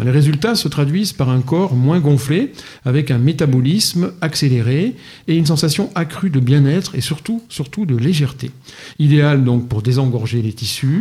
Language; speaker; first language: French; native; French